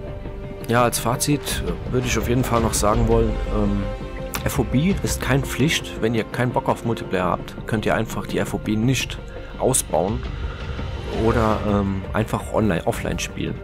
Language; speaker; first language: German; native; German